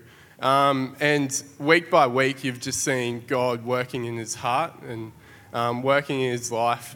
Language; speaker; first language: English; native; English